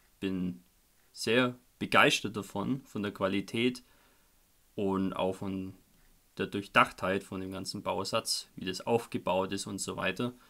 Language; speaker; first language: German; native; German